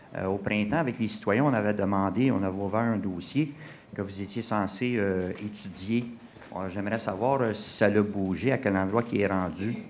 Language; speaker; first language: French; native; French